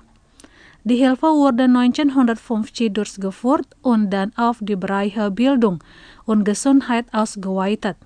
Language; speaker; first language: German; non-native, fluent; Indonesian